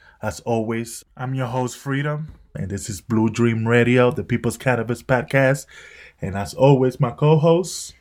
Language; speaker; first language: English; native; English